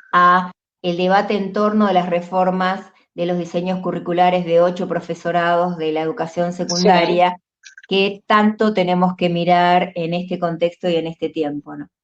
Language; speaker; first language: Spanish; native; Spanish